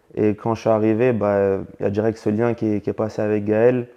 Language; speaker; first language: French; native; French